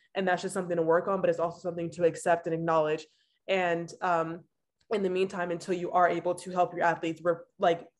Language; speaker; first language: English; native; English